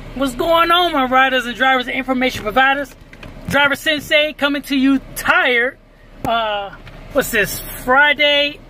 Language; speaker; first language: English; native; English